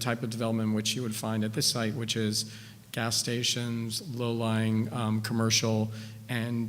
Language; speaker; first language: English; native; English